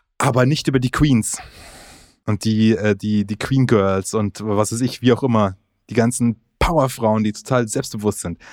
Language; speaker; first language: German; early bilingual, other home language; Croatian